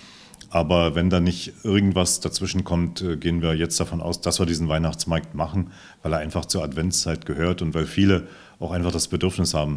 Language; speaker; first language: German; native; German